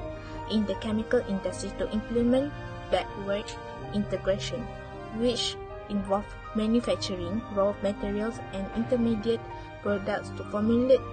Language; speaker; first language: English; non-native, local second language; Malay